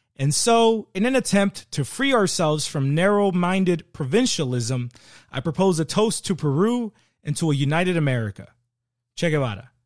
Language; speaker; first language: English; early bilingual, other home language; Spanish